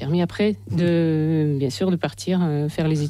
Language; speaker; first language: French; non-native, fluent; Russian